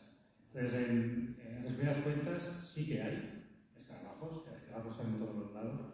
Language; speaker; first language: Spanish; native; Spanish